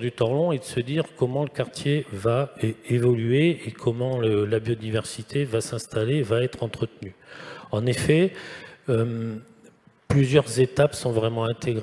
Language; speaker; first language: French; native; French